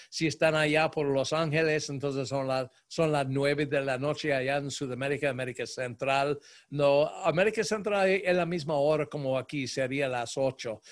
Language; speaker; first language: Spanish; non-native, fluent; English